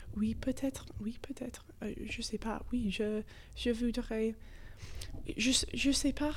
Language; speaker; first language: French; non-native, fluent; English